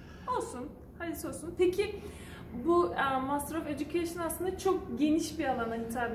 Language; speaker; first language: Turkish; native; Turkish